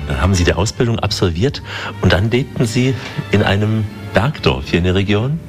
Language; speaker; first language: German; native; German